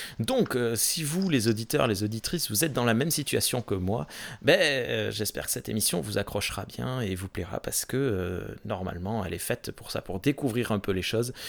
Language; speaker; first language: French; native; French